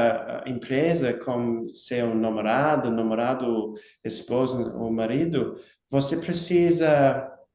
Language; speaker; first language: Portuguese; non-native, learner; English